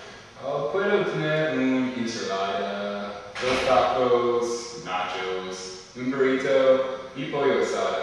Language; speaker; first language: Spanish; non-native, learner; English